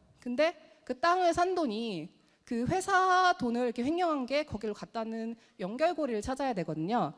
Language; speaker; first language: Korean; native; Korean